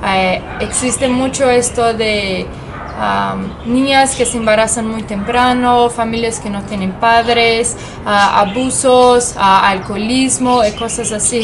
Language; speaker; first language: Spanish; non-native, fluent; French